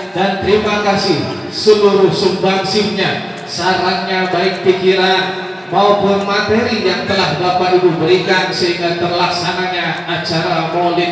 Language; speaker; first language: Indonesian; native; Indonesian